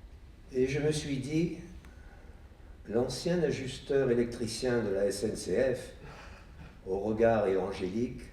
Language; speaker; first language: French; native; French